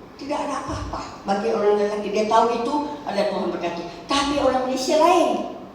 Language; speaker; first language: Malay; non-native, local second language; Chinese